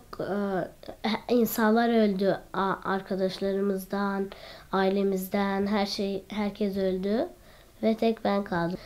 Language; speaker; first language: Turkish; early bilingual, other home language; Arabic